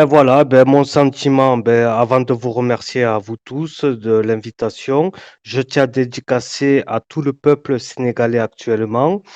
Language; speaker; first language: French; native; French